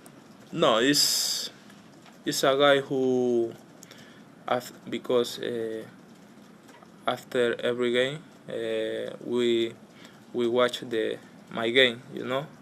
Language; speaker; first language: English; non-native, learner; Spanish